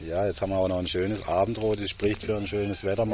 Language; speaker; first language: German; native; German